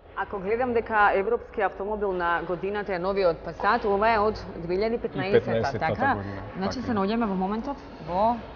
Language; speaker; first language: Macedonian; native; Macedonian